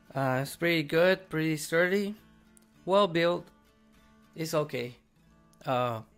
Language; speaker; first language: English; non-native, fluent; Spanish